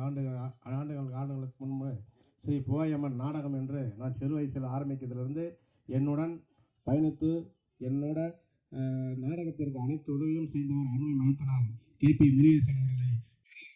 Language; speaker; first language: Tamil; native; Tamil